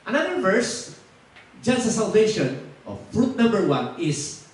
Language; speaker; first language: English; non-native, local second language; Filipino